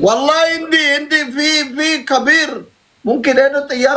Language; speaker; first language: Arabic; non-native, learner; Oromo